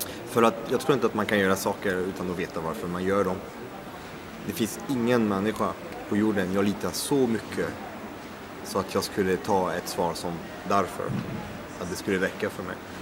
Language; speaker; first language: Swedish; non-native, fluent; French